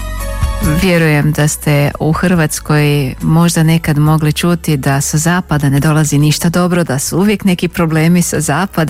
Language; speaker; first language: Croatian; native; Croatian